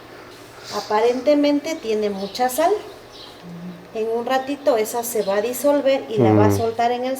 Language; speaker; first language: Spanish; native; Spanish